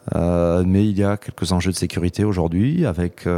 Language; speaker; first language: French; native; French